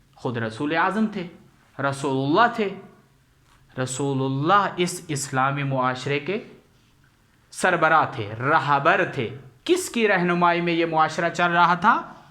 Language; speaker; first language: Urdu; non-native, local second language; Punjabi